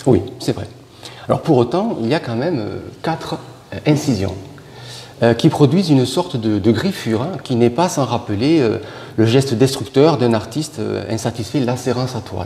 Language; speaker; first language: French; native; French